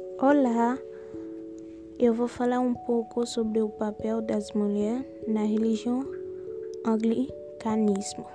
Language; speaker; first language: Portuguese; non-native, learner; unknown